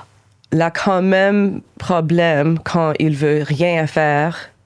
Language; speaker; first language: French; non-native, local second language; English